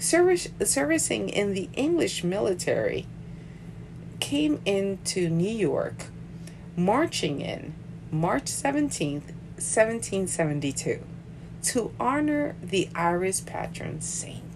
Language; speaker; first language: English; native; English